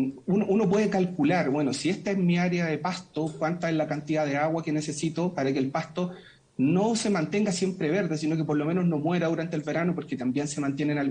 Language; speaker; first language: Spanish; native; Spanish